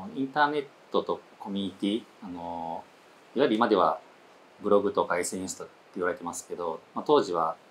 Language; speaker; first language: Japanese; native; Japanese